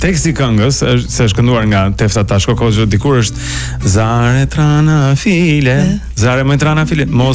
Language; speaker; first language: Albanian; native; Albanian